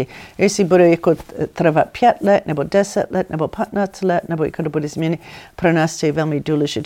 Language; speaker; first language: Czech; non-native, fluent; English